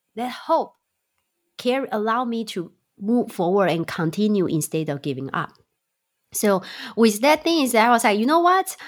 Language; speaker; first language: English; non-native, fluent; Chinese